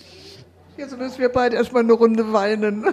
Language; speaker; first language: German; native; German